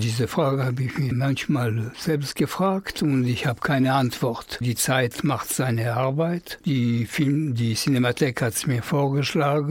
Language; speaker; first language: German; non-native, fluent; French